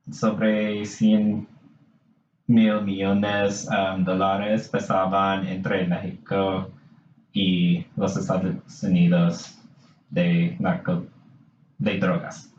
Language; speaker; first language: Spanish; non-native, learner; English